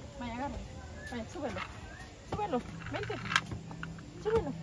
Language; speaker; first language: Spanish; early bilingual, other home language; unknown